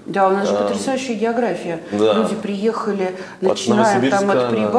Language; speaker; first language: Russian; native; Russian